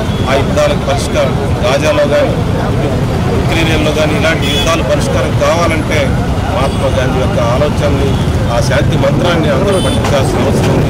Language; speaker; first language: Telugu; native; Telugu